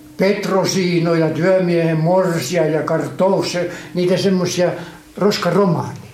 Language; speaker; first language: Finnish; native; Finnish